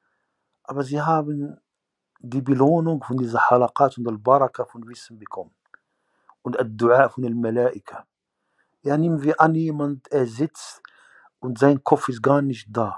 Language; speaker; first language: German; non-native, fluent; Arabic